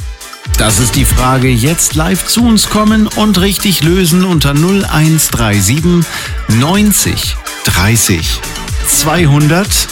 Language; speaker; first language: German; native; German